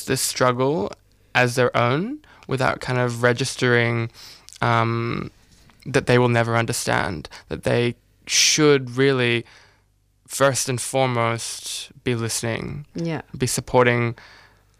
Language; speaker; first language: English; native; English